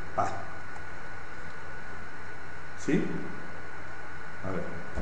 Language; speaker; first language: Spanish; native; Spanish